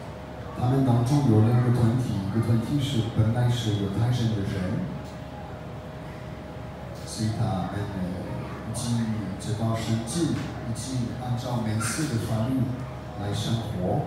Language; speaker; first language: Chinese; non-native, fluent; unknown